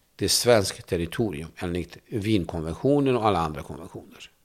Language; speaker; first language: Swedish; non-native, fluent; Kurdish